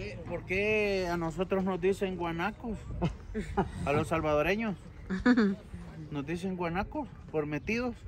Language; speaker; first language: Spanish; native; Spanish